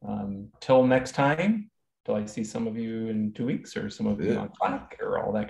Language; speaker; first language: English; native; English